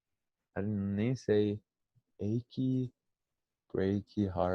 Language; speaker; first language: Portuguese; non-native, fluent; English